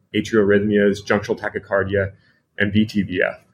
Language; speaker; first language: English; native; English